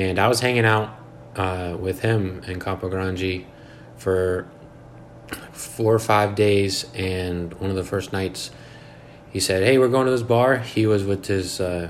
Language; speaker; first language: English; native; English